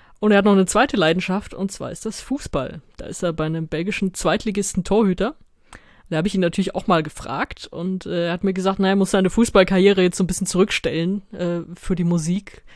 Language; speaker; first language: German; native; German